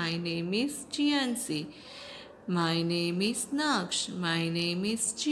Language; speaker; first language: English; non-native, local second language; Hindi